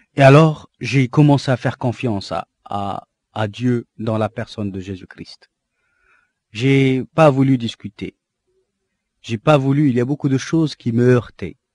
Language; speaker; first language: French; non-native, local second language; Arabic